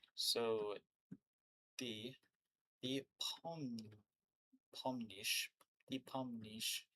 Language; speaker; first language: Russian; non-native, learner; English